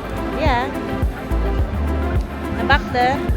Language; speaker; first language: Dutch; non-native, learner; Filipino